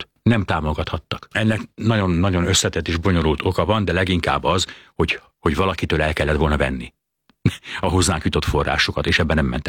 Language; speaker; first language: Hungarian; native; Hungarian